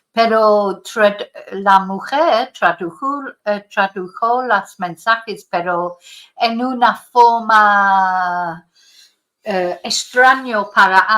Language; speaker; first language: Spanish; non-native, fluent; English